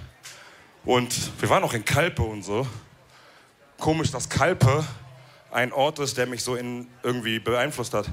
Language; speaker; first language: German; early bilingual, other home language; Wolof